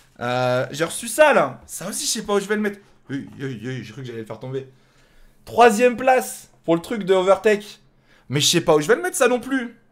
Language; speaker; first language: French; native; French